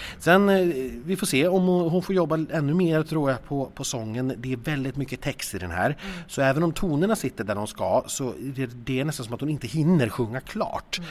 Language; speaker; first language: Swedish; native; Swedish